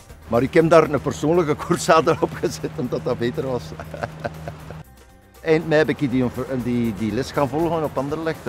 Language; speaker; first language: Dutch; non-native, local second language; French